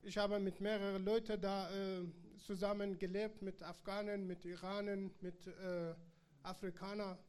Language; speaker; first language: German; non-native, learner; Persian